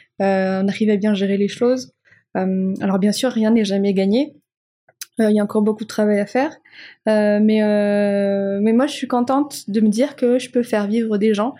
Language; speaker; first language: French; non-native, local second language; Malagasy